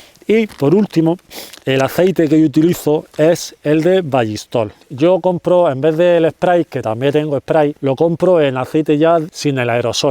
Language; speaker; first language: Spanish; native; Spanish